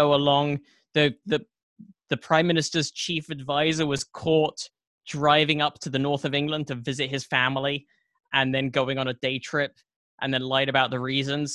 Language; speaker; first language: English; native; English